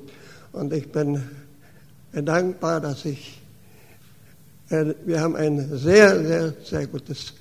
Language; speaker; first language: German; early bilingual, heritage; German